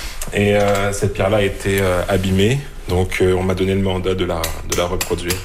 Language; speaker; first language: French; native; French